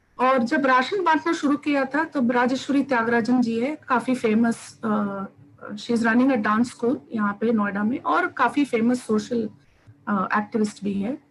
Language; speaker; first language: Hindi; non-native, local second language; Tamil